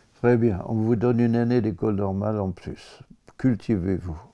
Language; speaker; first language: French; native; French